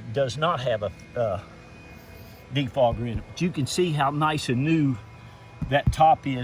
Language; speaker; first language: English; native; English